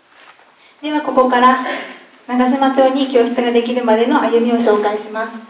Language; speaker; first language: Japanese; native; Japanese